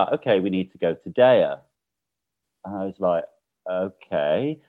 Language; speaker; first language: English; native; English